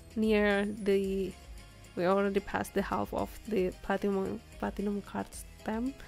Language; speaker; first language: English; non-native, fluent; Indonesian